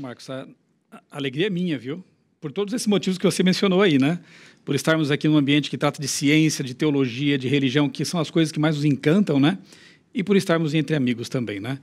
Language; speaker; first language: Portuguese; native; Portuguese